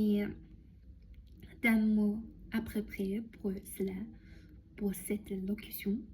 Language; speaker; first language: French; non-native, learner; Chinese